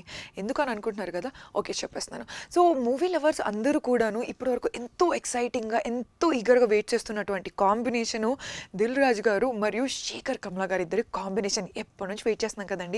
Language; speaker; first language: Telugu; native; Telugu